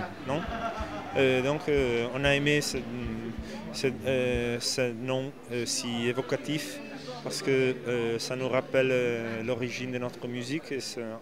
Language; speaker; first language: French; non-native, fluent; Italian